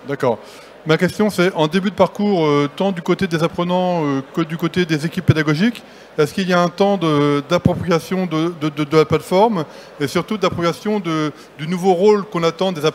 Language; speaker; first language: French; native; French